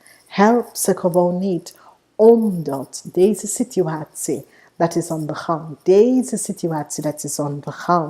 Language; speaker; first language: Dutch; non-native, fluent; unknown